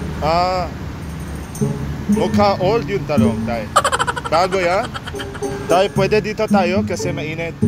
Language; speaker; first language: Filipino; non-native, learner; Arabic